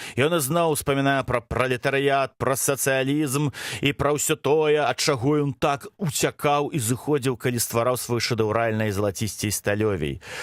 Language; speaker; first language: Belarusian; non-native, local second language; Russian